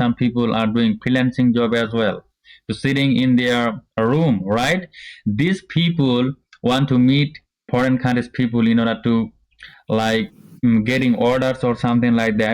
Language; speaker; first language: English; non-native, learner; Bangla